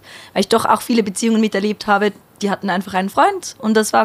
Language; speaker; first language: German; native; German